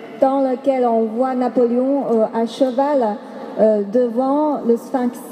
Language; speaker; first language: French; non-native, fluent; Chinese